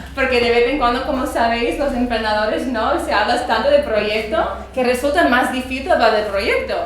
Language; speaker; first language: Spanish; early bilingual, other home language; English